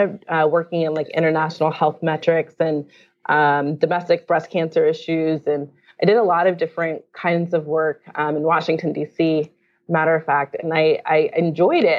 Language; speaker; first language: English; native; English